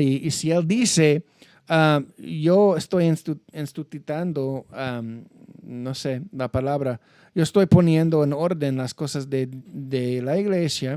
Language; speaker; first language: Spanish; non-native, fluent; English